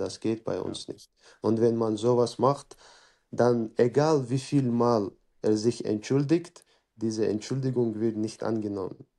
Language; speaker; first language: German; non-native, fluent; Chechen